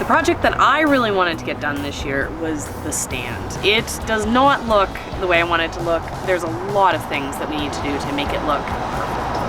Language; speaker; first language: English; native; English